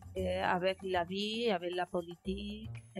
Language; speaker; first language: French; non-native, learner; Spanish